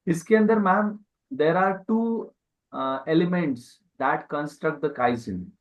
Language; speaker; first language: Hindi; non-native, local second language; Marathi